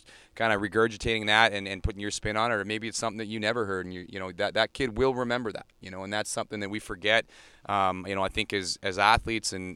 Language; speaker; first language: English; native; English